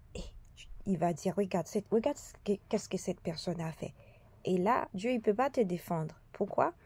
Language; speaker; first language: French; early bilingual, other home language; Haitian Creole